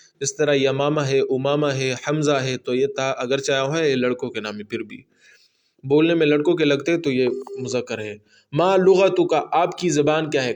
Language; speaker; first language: Urdu; non-native, local second language; Pashto